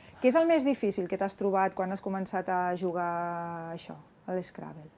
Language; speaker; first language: Catalan; native; Catalan